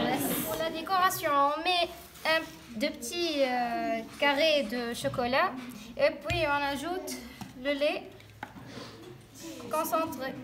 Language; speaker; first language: French; non-native, learner; Arabic